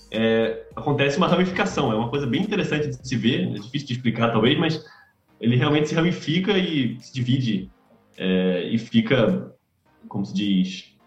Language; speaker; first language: Portuguese; native; Portuguese